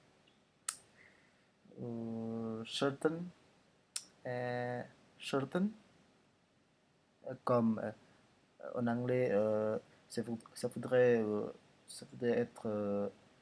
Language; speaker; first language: French; non-native, learner; Indonesian